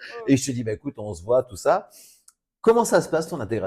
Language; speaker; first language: French; native; French